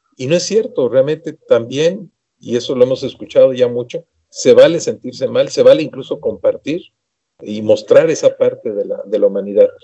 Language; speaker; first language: Spanish; native; Spanish